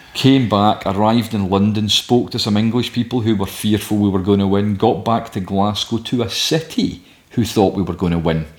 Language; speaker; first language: English; native; English